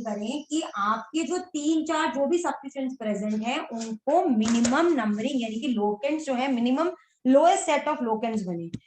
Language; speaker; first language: Hindi; native; Hindi